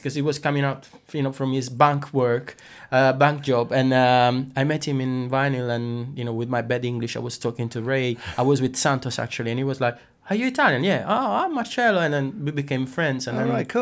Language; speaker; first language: English; non-native, fluent; Italian